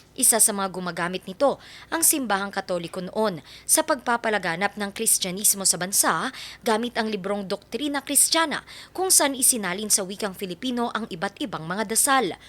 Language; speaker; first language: Filipino; native; Filipino